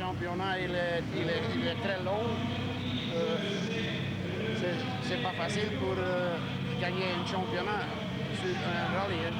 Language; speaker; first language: French; non-native, learner; Dutch